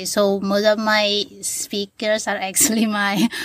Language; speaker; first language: English; non-native, fluent; Sasak